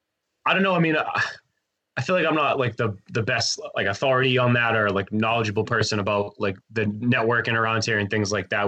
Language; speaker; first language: English; native; English